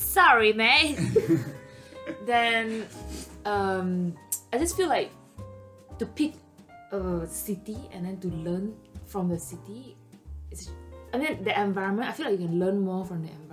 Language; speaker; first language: English; non-native, local second language; Chinese